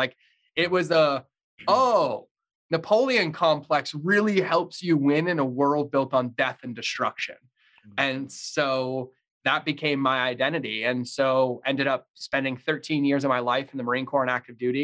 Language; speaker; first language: English; native; English